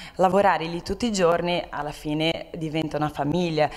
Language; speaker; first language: Italian; non-native, fluent; Portuguese